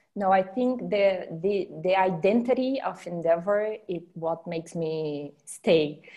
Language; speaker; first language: English; non-native, fluent; Portuguese